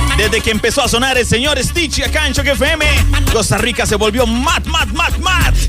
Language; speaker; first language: Spanish; native; Spanish